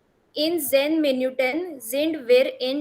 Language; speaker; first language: German; non-native, learner; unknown